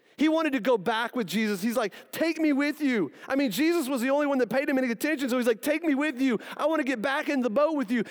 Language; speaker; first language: English; native; English